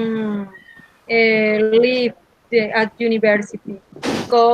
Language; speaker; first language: English; non-native, learner; Spanish